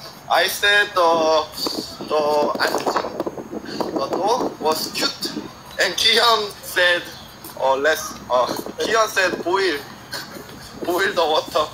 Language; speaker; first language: English; non-native, learner; Korean